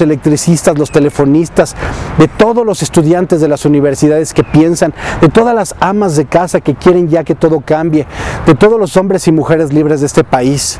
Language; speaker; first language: Spanish; native; Spanish